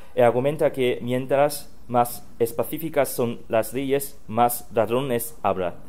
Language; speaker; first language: Spanish; non-native, fluent; Chinese